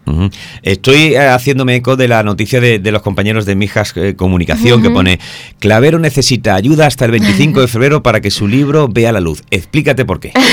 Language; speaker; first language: Spanish; native; Spanish